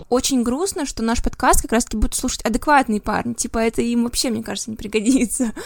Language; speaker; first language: Russian; native; Russian